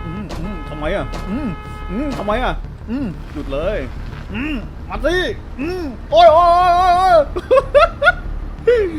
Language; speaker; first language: Thai; native; Thai